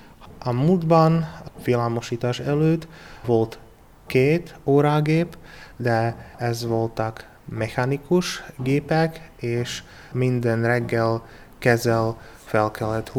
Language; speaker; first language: Hungarian; non-native, learner; Slovak